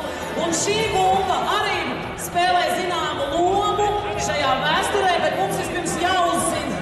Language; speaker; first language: Latvian; native; Latvian